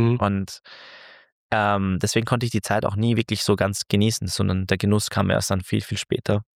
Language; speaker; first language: German; early bilingual, other home language; Turkish